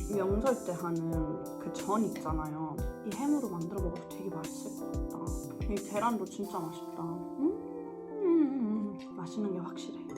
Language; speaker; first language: Korean; early bilingual, heritage; Korean